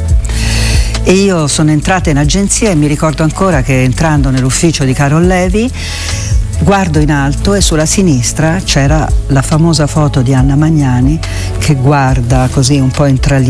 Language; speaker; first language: Italian; native; Italian